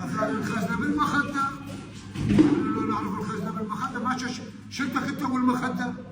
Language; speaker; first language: Arabic; native; Arabic